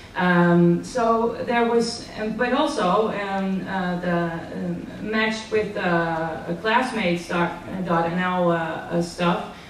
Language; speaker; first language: English; non-native, fluent; Dutch